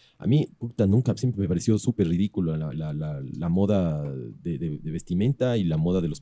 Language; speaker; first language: Spanish; native; Spanish